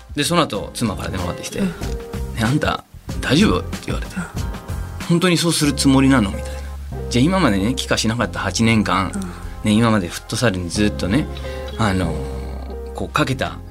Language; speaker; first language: Japanese; non-native, fluent; Spanish